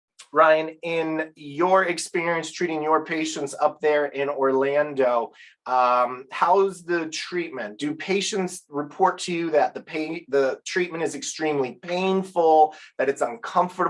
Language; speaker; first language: English; native; English